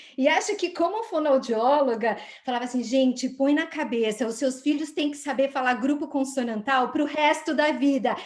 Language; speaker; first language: Portuguese; native; Portuguese